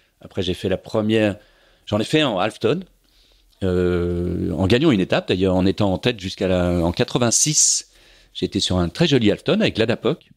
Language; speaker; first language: French; native; French